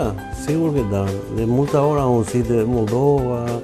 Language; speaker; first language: Romanian; non-native, learner; Spanish